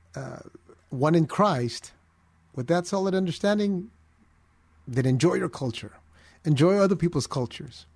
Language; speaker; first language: English; early bilingual, other home language; Filipino